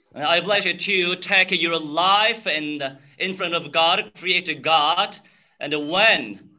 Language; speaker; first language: English; non-native, learner; Korean